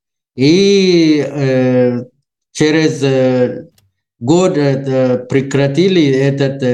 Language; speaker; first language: Russian; non-native, learner; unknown